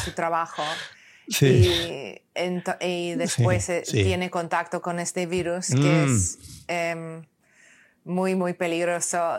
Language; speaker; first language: Spanish; non-native, learner; English